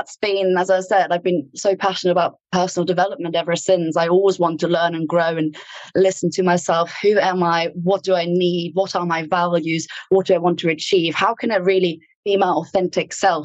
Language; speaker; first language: English; non-native, fluent; German